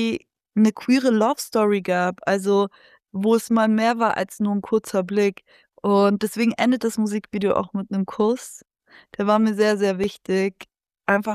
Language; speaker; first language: German; native; German